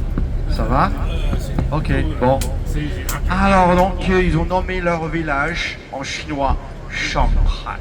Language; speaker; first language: French; non-native, fluent; Chinese